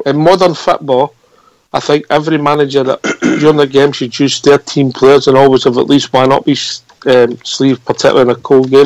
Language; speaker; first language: English; native; English